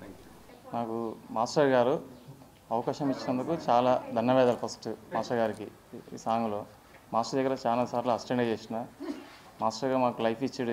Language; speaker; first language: Telugu; native; Telugu